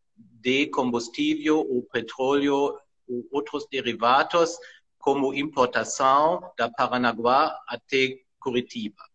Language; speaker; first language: Portuguese; non-native, learner; German